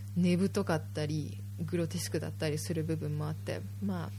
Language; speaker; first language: Japanese; native; Japanese